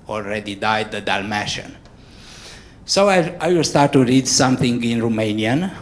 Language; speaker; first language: English; non-native, fluent; Romanian